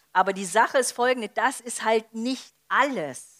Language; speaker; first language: German; native; German